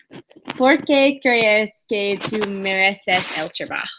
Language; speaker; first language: Spanish; non-native, learner; English